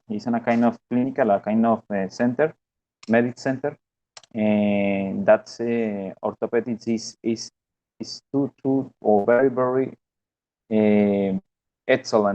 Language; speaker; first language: English; non-native, learner; Spanish